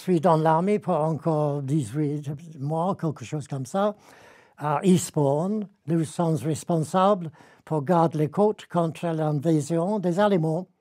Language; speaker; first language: French; non-native, learner; English